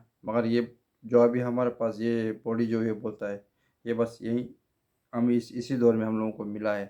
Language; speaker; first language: Hindi; non-native, local second language; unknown